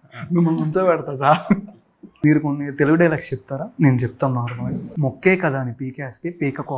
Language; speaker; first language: Telugu; native; Telugu